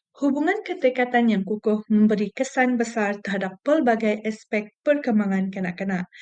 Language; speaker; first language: Malay; non-native, local second language; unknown